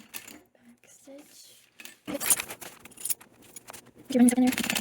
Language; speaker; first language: English; native; English